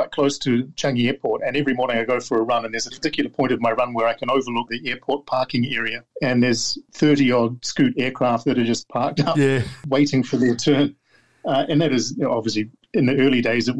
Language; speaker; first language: English; native; English